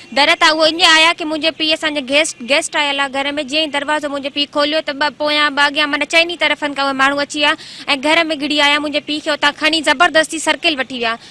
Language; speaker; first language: Sindhi; native; Sindhi